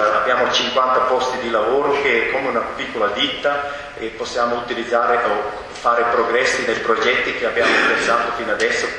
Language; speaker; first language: Italian; non-native, fluent; Romansh